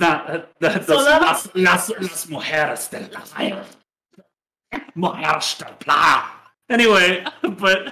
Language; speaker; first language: Spanish; non-native, learner; English